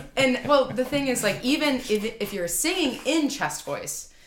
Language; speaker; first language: English; native; English